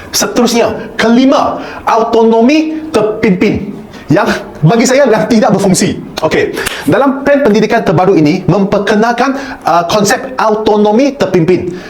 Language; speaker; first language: Malay; non-native, local second language; Chinese